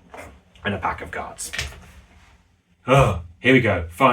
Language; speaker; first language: English; native; English